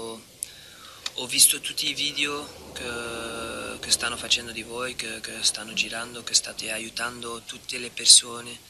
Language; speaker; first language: Italian; non-native, fluent; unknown